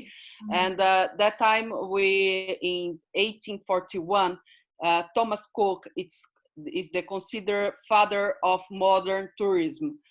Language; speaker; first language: English; non-native, learner; Portuguese